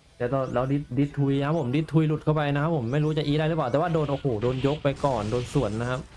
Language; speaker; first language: Thai; native; Thai